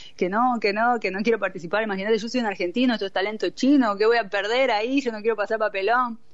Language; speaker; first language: Spanish; native; Spanish